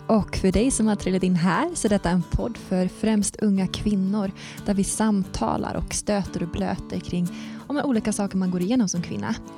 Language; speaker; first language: Swedish; native; Swedish